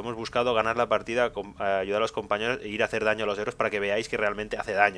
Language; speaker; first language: Spanish; native; Spanish